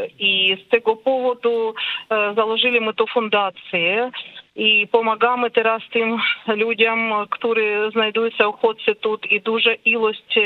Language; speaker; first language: Polish; non-native, learner; Ukrainian